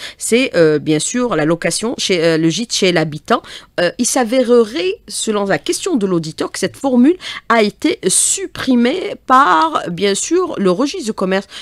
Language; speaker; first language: French; non-native, local second language; Arabic